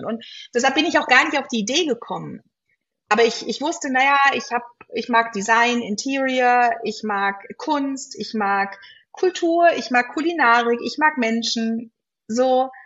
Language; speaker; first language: German; native; German